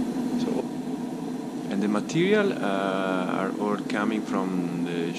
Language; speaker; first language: English; non-native, learner; Italian